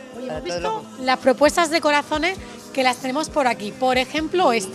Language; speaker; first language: Spanish; native; Spanish